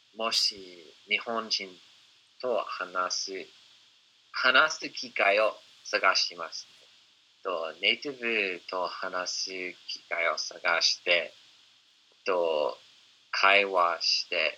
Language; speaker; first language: Japanese; non-native, fluent; English